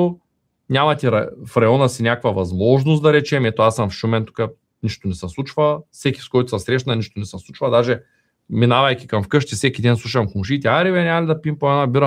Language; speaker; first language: Bulgarian; native; Bulgarian